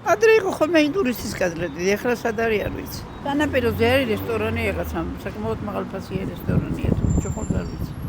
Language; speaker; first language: Georgian; native; Georgian